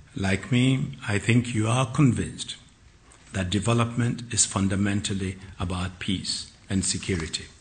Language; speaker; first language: English; non-native, local second language; Akan